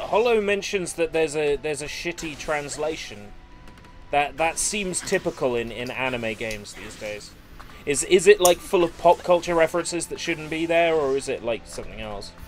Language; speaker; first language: English; native; English